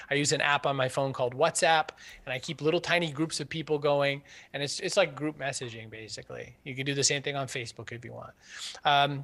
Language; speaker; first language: English; native; English